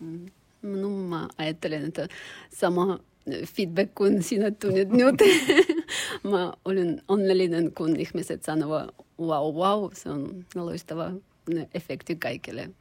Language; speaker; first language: Finnish; non-native, learner; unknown